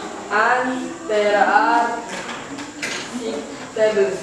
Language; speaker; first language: English; non-native, learner; Indonesian